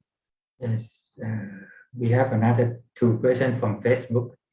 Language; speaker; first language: English; non-native, learner; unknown